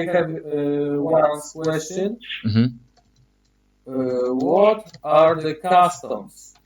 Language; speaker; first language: English; non-native, learner; Polish